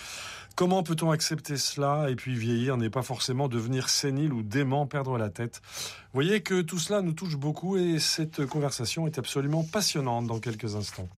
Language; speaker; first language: French; native; French